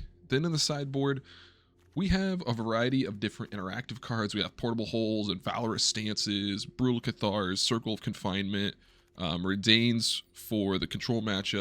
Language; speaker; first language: English; native; English